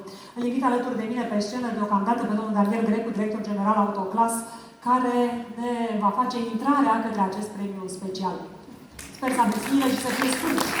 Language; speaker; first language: Romanian; native; Romanian